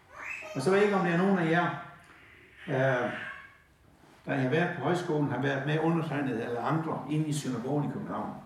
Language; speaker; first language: Danish; native; Danish